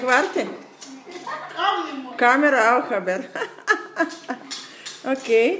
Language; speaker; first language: German; non-native, learner; Bulgarian